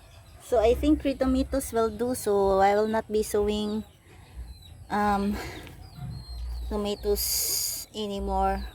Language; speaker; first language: English; non-native, local second language; Filipino